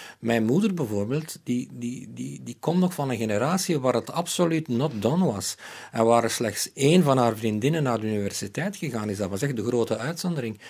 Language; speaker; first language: Dutch; native; Dutch